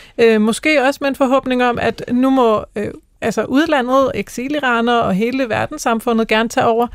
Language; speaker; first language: Danish; native; Danish